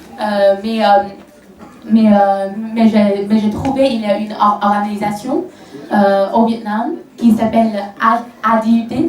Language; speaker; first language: French; non-native, fluent; Vietnamese